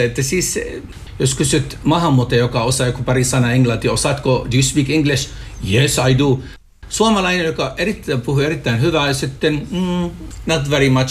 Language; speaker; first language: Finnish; non-native, fluent; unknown